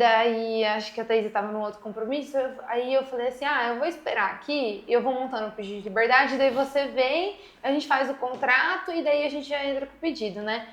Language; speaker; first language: Portuguese; native; Portuguese